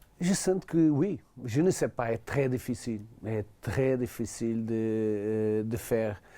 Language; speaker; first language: French; non-native, learner; Portuguese